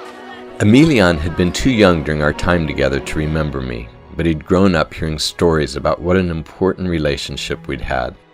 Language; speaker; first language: English; native; English